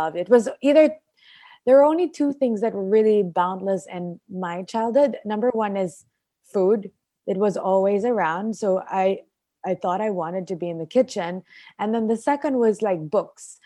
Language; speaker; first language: English; non-native, local second language; Filipino